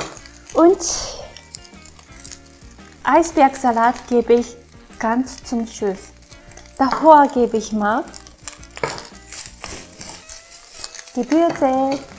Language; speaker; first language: German; non-native, learner; Japanese